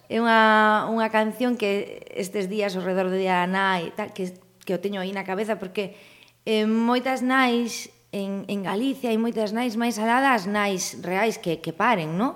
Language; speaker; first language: Galician; native; Galician